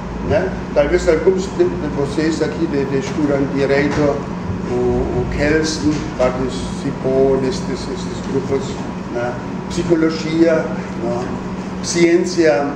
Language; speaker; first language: Portuguese; non-native, fluent; German